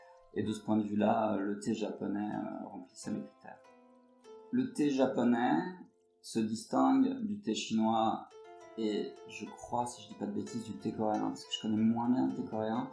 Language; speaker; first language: French; native; French